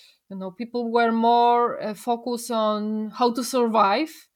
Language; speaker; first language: English; non-native, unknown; Polish